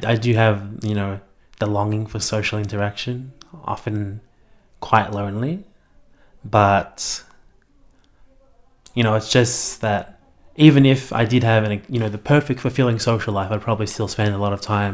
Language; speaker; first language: English; native; English